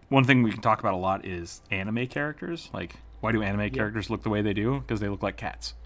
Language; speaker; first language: English; native; English